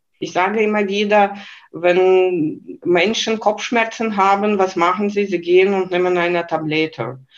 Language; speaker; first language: German; non-native, fluent; Lithuanian